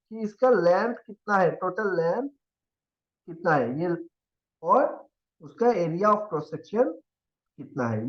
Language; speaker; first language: Hindi; non-native, local second language; Assamese